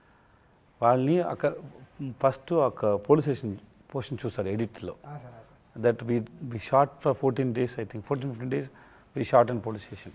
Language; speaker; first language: Telugu; non-native, learner; Tamil